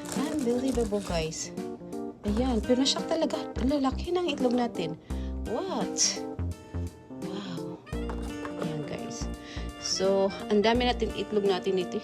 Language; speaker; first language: Filipino; native; Filipino